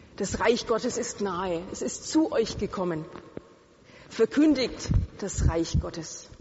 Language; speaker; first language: German; native; German